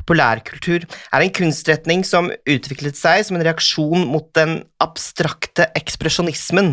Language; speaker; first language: Norwegian; native; Norwegian